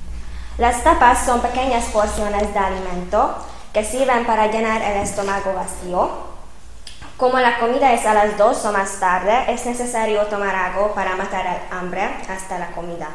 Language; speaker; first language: Spanish; non-native, fluent; Hungarian